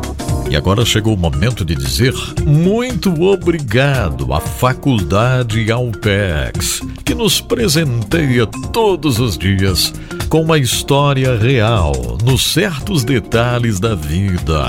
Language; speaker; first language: Portuguese; native; Portuguese